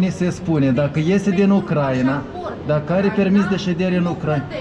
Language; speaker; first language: Romanian; native; Romanian